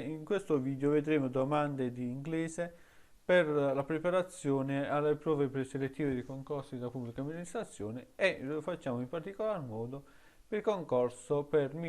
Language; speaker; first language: Italian; native; Italian